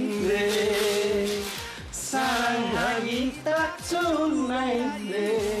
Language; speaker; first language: Korean; non-native, fluent; Nepali